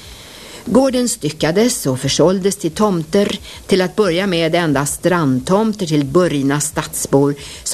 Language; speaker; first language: Swedish; native; Swedish